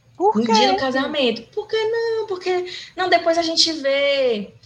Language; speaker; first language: Portuguese; native; Portuguese